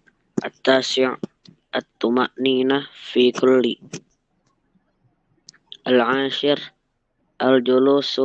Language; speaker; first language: Arabic; non-native, learner; Indonesian